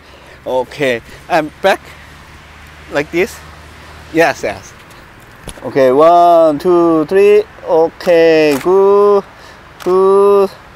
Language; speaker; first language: English; non-native, learner; Korean